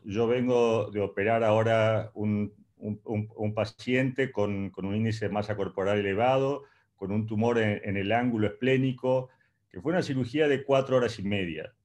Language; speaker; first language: Spanish; native; Spanish